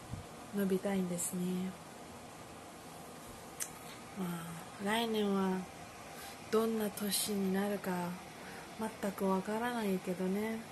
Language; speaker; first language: Japanese; non-native, learner; Filipino